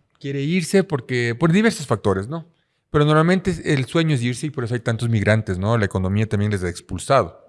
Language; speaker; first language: Spanish; native; Spanish